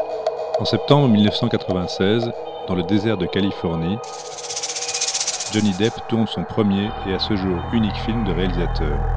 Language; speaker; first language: French; native; French